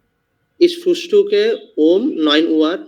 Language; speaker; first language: German; non-native, learner; Bangla